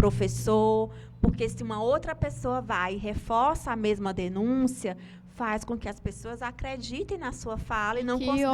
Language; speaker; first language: Portuguese; native; Portuguese